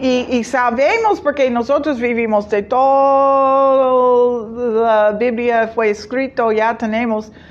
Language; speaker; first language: Spanish; non-native, fluent; English